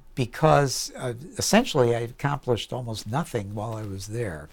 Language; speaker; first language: English; native; English